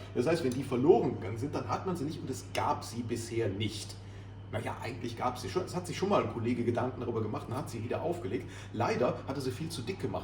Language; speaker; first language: German; native; German